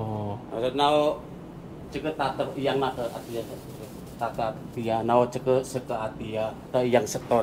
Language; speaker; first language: Chinese; non-native, learner; Indonesian